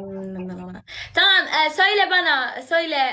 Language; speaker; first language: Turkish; non-native, learner; Arabic